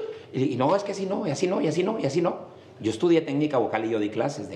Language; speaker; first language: Spanish; native; Spanish